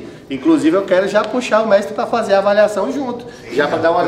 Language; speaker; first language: Portuguese; native; Portuguese